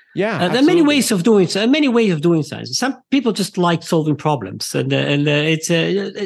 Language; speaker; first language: English; non-native, fluent; Italian